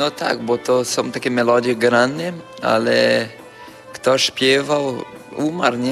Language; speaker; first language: Polish; early bilingual, heritage; Polish